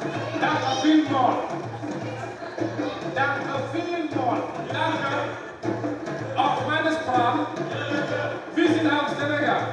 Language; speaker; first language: German; non-native, learner; Wolof